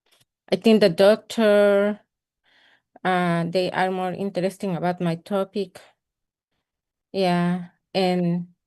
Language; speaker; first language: English; non-native, learner; Spanish